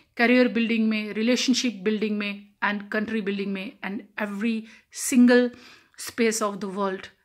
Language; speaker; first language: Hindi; non-native, local second language; Punjabi